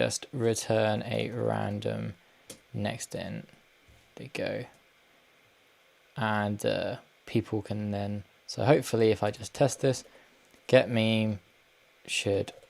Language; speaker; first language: English; native; English